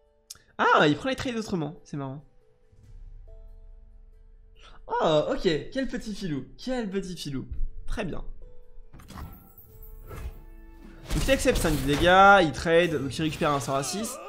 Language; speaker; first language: French; native; French